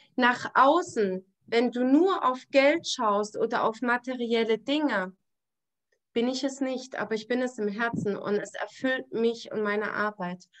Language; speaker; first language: German; native; German